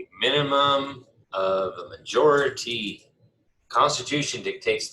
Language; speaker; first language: English; native; English